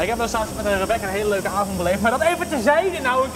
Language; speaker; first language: Dutch; native; Dutch